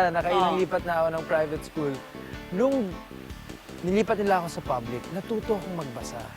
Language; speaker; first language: Filipino; native; Filipino